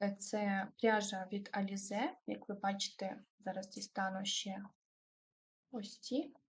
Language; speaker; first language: Ukrainian; non-native, local second language; Russian